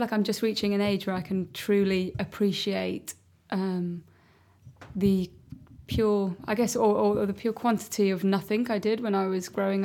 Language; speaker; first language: English; native; English